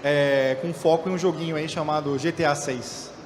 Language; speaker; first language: Portuguese; native; Portuguese